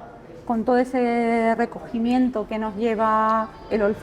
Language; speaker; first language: Spanish; native; Spanish